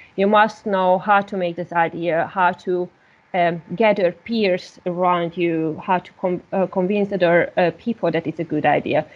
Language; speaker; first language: English; non-native, fluent; Hungarian